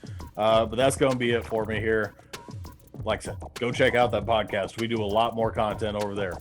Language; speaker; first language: English; native; English